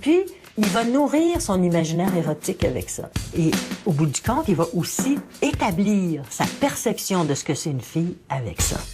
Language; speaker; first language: French; native; French